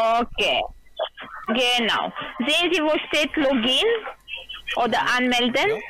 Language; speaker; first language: German; non-native, learner; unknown